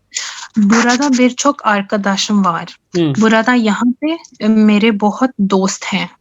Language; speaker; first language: Turkish; non-native, learner; Urdu